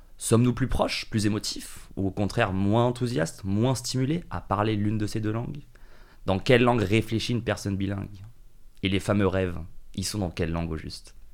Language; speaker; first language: French; early bilingual, other home language; English